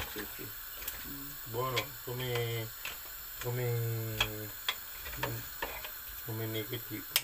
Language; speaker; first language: Italian; non-native, learner; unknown